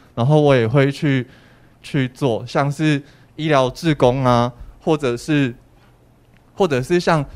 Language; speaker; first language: Chinese; native; Chinese